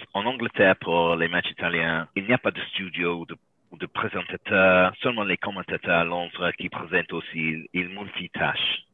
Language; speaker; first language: French; non-native, learner; English